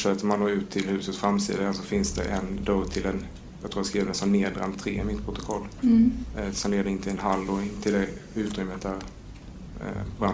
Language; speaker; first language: Swedish; native; Swedish